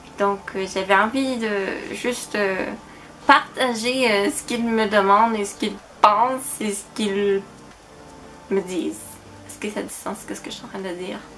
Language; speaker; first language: French; native; French